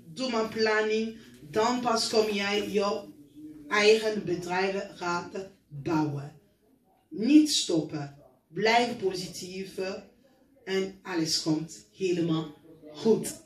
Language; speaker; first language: Dutch; non-native, learner; French